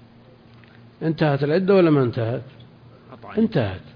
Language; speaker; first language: Arabic; native; Arabic